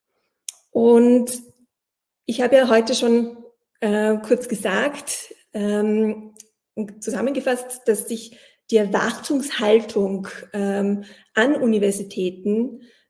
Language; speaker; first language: German; native; German